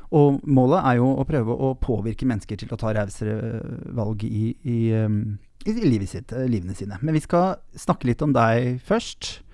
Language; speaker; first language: Norwegian; native; Norwegian